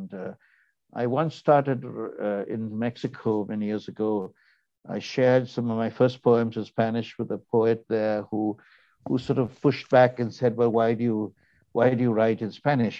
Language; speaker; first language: English; non-native, local second language; Tamil